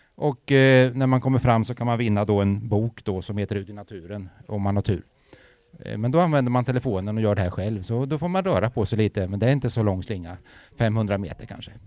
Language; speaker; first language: Swedish; native; Swedish